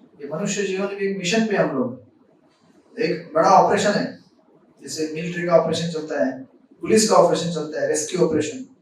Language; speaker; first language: Hindi; native; Hindi